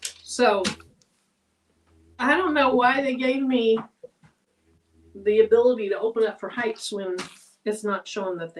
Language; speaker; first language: English; native; English